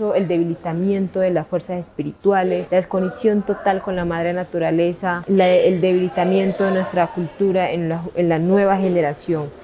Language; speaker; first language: Spanish; non-native, local second language; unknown